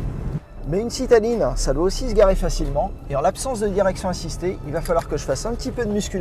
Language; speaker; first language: French; native; French